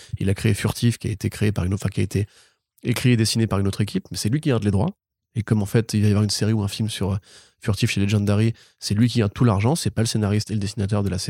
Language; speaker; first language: French; native; French